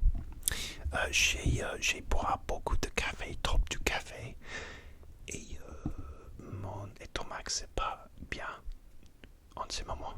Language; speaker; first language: French; non-native, learner; English